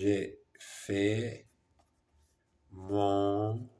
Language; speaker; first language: French; non-native, learner; Portuguese